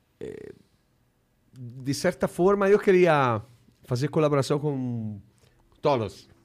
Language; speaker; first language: Portuguese; non-native, fluent; Italian